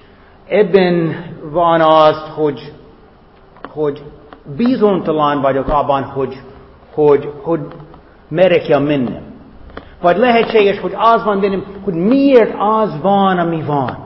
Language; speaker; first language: Hungarian; non-native, fluent; English